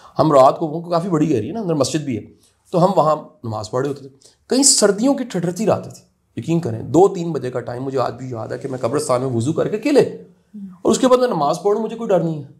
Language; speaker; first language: Urdu; non-native, local second language; Punjabi